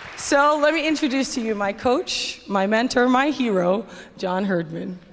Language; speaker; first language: English; native; English